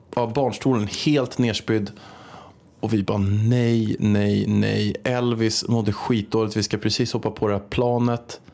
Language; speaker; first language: Swedish; early bilingual, other home language; Spanish